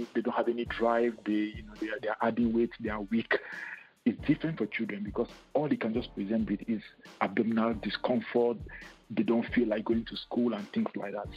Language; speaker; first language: English; non-native, local second language; Igbo